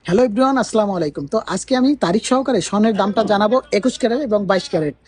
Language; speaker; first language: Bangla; native; Bangla